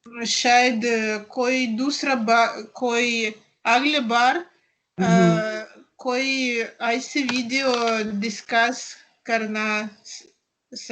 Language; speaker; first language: Hindi; non-native, learner; Russian